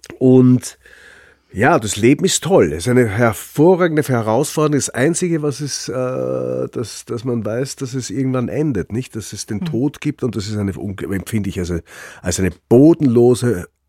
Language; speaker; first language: German; native; German